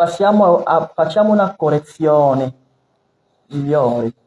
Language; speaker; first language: Italian; non-native, fluent; French